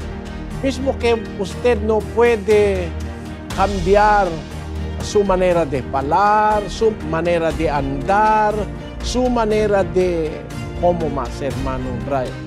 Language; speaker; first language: Spanish; non-native, learner; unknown